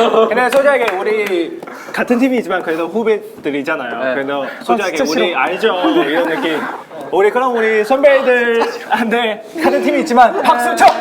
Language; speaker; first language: Korean; non-native, local second language; Chinese